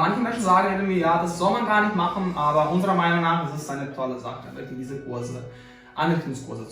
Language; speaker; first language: German; non-native, fluent; Serbian